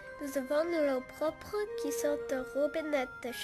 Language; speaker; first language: French; non-native, local second language; English